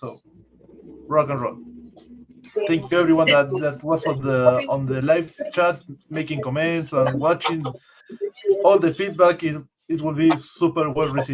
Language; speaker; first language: English; non-native, fluent; Spanish